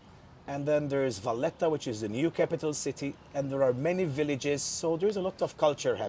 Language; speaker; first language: English; non-native, local second language; Maltese